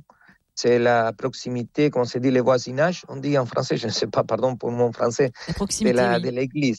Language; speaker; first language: French; non-native, fluent; Spanish